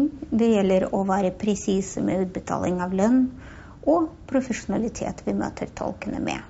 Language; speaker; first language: Norwegian; non-native, fluent; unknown